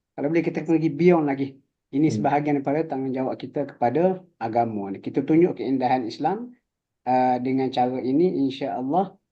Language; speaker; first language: Malay; native; Malay